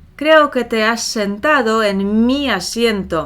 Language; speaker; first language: Spanish; non-native, fluent; Polish